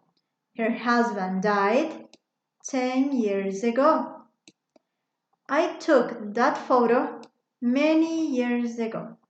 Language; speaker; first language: English; non-native, fluent; Spanish